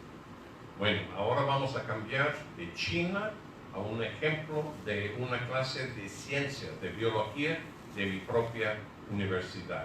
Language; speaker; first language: Spanish; non-native, fluent; English